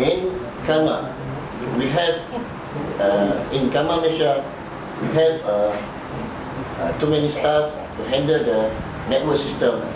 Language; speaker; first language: English; non-native, learner; Malay